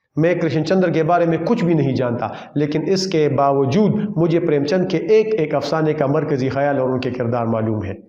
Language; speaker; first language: Urdu; non-native, local second language; Pashto